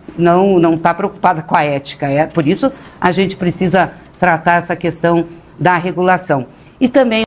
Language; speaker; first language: Portuguese; native; Portuguese